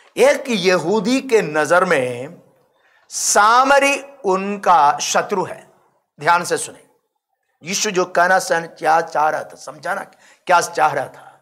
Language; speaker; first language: Hindi; non-native, local second language; Malayalam